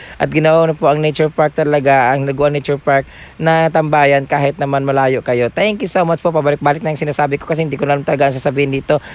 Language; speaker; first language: Filipino; non-native, local second language; Cebuano